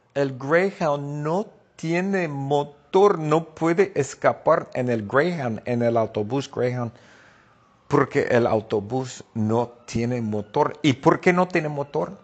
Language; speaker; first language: Spanish; non-native, fluent; English